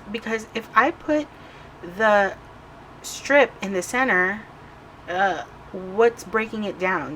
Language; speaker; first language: English; native; English